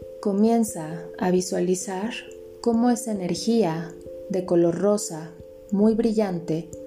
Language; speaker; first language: Spanish; native; Spanish